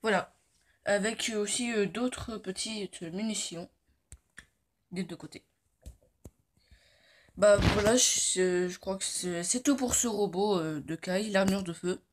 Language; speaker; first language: French; native; French